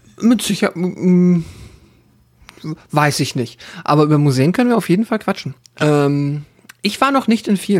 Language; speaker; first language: German; native; German